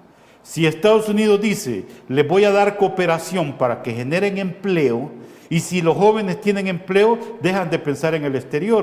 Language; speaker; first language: Spanish; native; Spanish